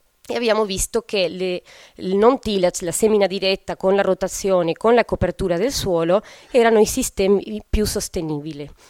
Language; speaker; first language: Italian; non-native, fluent; Spanish